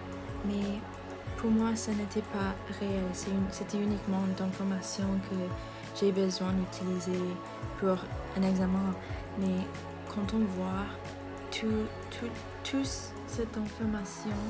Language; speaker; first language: French; non-native, learner; English